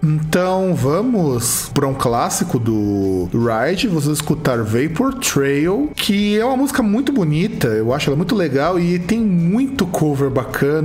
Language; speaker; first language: Portuguese; native; Portuguese